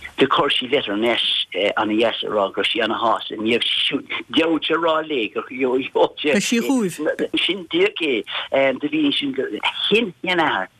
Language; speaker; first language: Irish; native; Irish